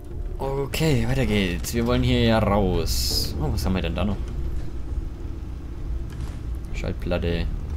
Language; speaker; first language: German; native; German